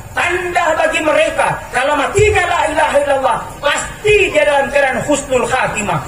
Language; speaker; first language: Indonesian; non-native, local second language; Buginese